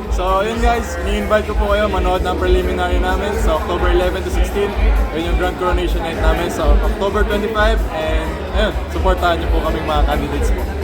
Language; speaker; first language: Filipino; native; Filipino